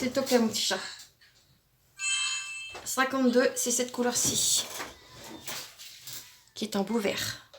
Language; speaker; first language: French; native; French